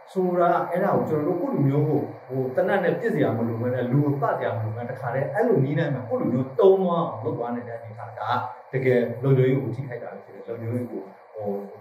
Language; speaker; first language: Burmese; non-native, local second language; S'gaw Karen